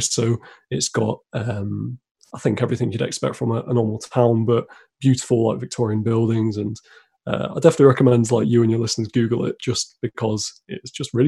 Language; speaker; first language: English; native; English